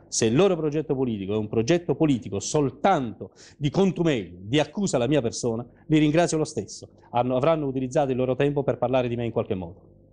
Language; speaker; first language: Italian; native; Italian